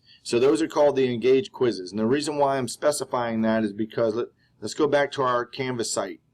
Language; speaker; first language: English; native; English